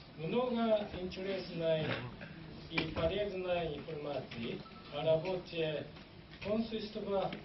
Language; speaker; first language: Russian; non-native, fluent; Japanese